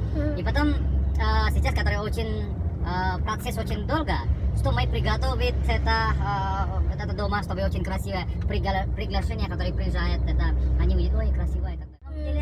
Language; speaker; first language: Russian; non-native, learner; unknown